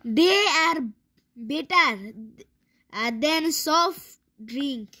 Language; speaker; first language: English; non-native, fluent; Bangla